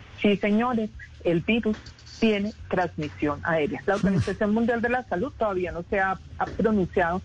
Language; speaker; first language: Spanish; native; Spanish